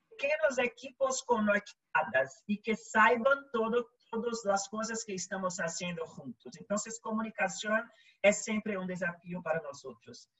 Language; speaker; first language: Portuguese; non-native, learner; Spanish